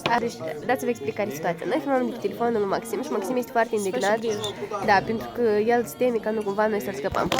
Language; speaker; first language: Romanian; native; Romanian